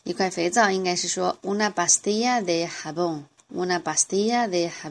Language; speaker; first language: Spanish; non-native, fluent; Chinese